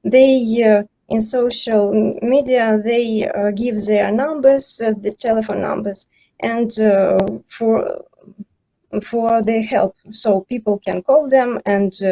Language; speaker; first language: English; non-native, learner; Ukrainian